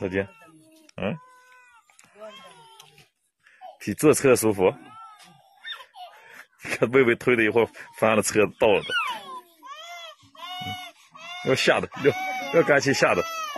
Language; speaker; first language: Chinese; native; Chinese